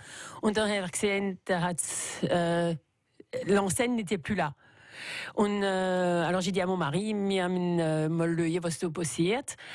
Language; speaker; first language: German; non-native, local second language; French